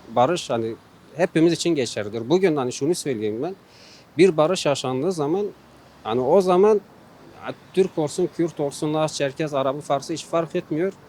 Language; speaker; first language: Turkish; non-native, local second language; Kurdish